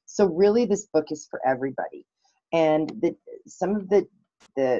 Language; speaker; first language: English; native; English